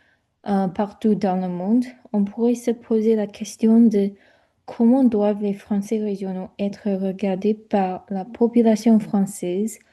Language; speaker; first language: French; non-native, fluent; English